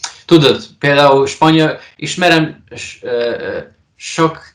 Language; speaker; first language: Hungarian; non-native, learner; Polish